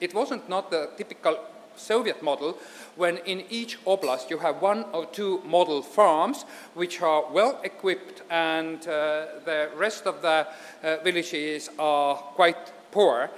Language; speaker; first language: English; non-native, fluent; Estonian